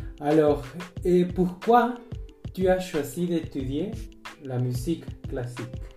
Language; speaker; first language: French; non-native, learner; Spanish